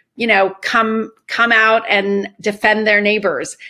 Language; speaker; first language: English; early bilingual, other home language; Persian